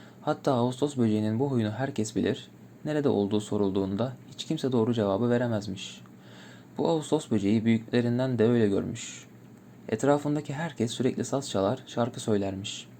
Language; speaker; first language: Turkish; native; Turkish